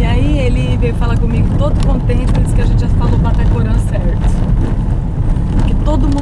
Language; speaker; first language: Portuguese; native; Portuguese